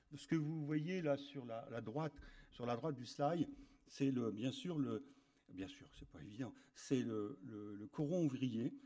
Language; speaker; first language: French; native; French